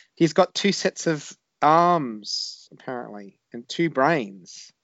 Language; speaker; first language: English; native; English